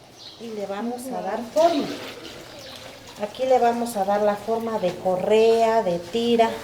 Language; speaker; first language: Spanish; native; Spanish